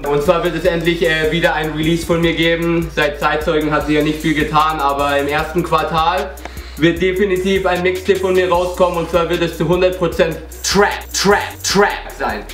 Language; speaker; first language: German; native; German